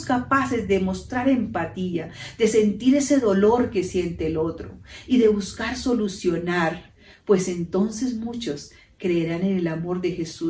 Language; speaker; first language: Spanish; native; Spanish